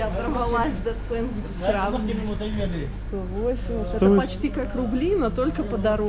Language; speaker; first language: Russian; native; Russian